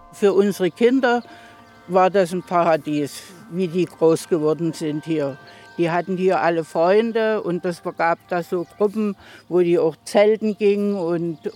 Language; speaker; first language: German; native; German